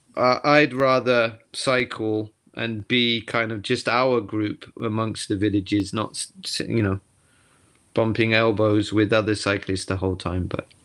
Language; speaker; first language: English; native; English